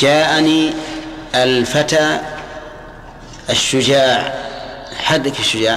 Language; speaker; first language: Arabic; native; Arabic